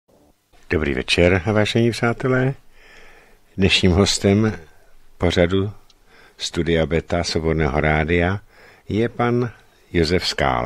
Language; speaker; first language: Czech; native; Czech